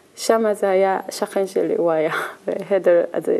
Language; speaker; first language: Hebrew; non-native, fluent; Korean